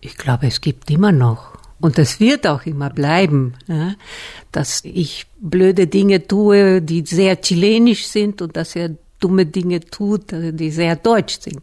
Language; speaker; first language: German; non-native, fluent; Spanish